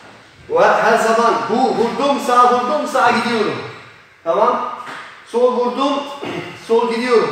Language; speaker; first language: Turkish; non-native, learner; Polish